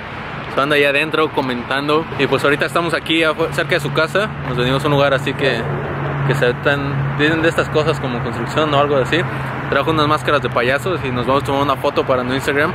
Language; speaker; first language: Spanish; native; Spanish